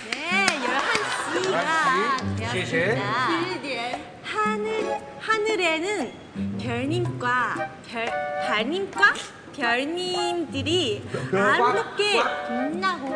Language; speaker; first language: Korean; non-native, fluent; Chinese